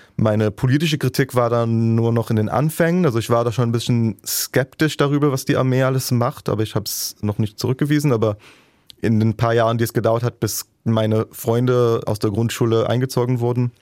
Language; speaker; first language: German; non-native, fluent; Hebrew